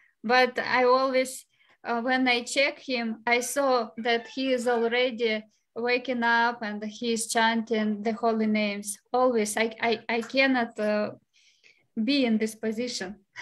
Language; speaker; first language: English; non-native, fluent; Russian